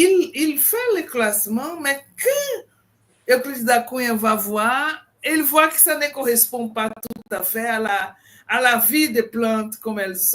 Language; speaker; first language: French; non-native, fluent; Portuguese